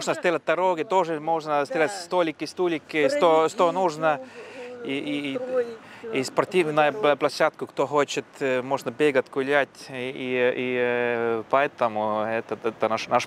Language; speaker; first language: Russian; non-native, local second language; Estonian